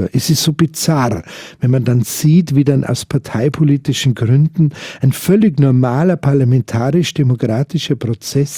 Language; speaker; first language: German; native; German